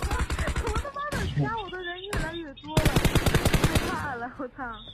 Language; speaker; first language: Chinese; native; Chinese